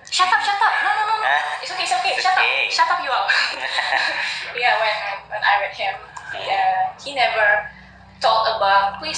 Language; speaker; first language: English; non-native, learner; Indonesian